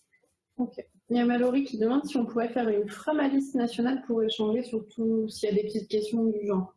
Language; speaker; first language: French; native; French